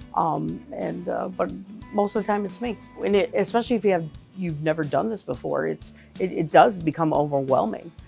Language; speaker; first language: English; native; English